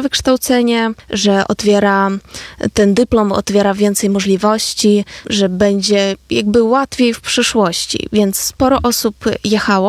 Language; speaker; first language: Polish; non-native, fluent; Ukrainian